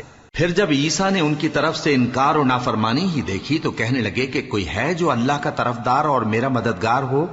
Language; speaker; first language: Urdu; native; Urdu